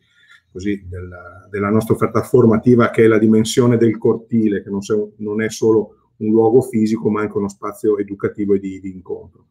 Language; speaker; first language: Italian; native; Italian